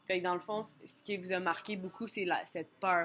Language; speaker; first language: French; native; French